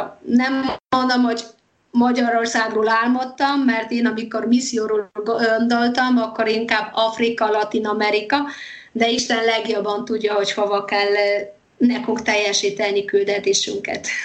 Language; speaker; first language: Hungarian; non-native, fluent; Polish